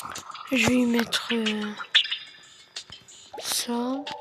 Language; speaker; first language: French; native; French